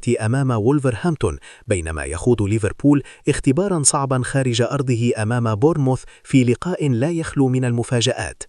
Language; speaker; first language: Arabic; native; Arabic